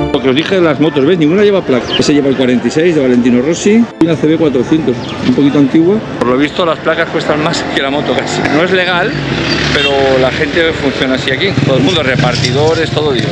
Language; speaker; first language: Spanish; native; Spanish